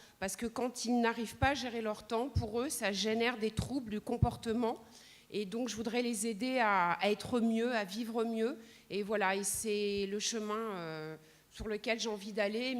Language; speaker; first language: French; native; French